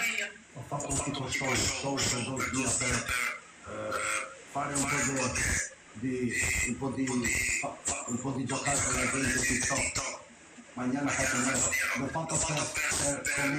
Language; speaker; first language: Italian; non-native, learner; Albanian